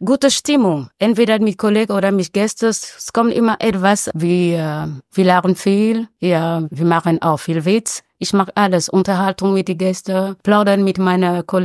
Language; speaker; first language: German; non-native, learner; French